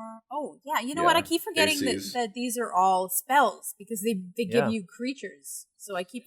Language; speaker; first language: English; native; English